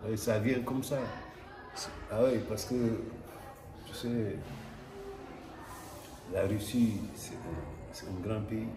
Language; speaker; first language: French; non-native, local second language; Wolof